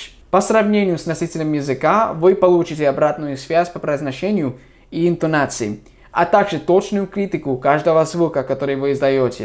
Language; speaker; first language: Russian; non-native, fluent; English